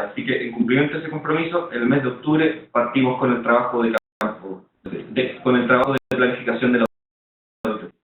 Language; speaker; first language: Spanish; native; Spanish